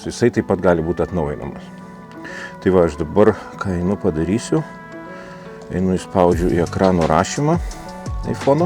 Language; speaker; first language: Lithuanian; native; Lithuanian